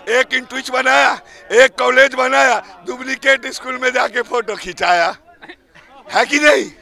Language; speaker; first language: Hindi; native; Hindi